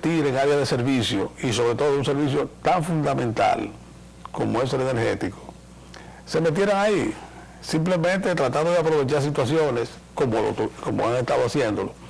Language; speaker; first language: Spanish; native; Spanish